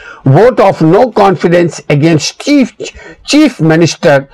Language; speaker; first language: English; non-native, local second language; Urdu